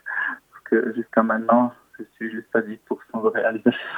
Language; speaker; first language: French; non-native, local second language; Arabic